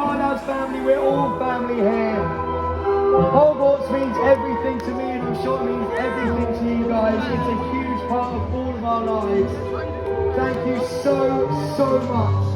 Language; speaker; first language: English; native; English